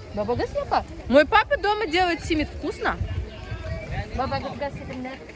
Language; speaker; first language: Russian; native; Russian